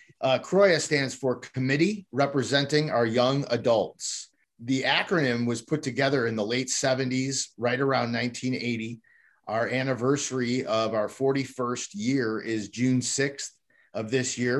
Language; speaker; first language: English; native; English